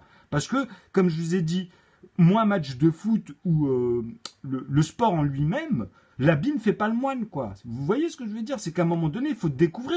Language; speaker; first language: French; native; French